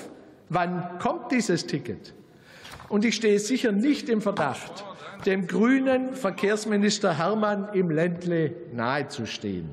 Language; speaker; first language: German; native; German